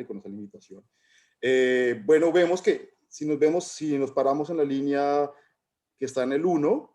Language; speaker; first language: Spanish; native; Spanish